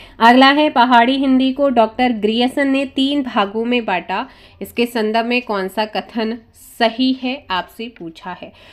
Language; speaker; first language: Hindi; native; Hindi